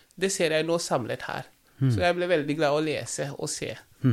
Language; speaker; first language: Norwegian; non-native, fluent; Wolof